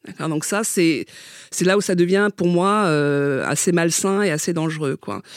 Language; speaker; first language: French; early bilingual, other home language; Vietnamese